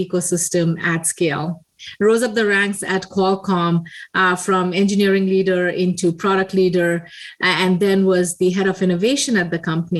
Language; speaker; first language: English; non-native, local second language; Hindi